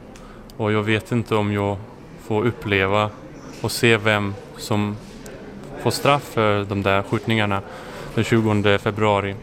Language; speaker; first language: Swedish; non-native, fluent; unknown